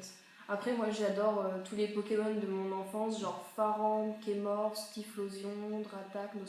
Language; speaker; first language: French; native; French